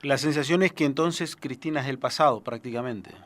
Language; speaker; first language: Spanish; native; Spanish